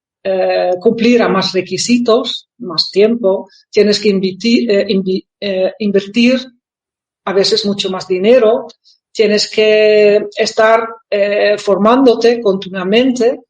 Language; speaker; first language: Spanish; non-native, fluent; Dutch